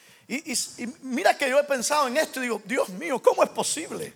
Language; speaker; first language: Spanish; native; Spanish